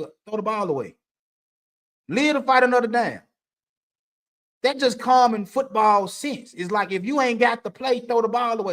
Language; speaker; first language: English; native; English